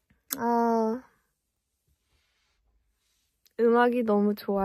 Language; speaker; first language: Korean; early bilingual, heritage; English